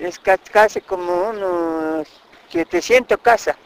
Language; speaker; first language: Spanish; non-native, local second language; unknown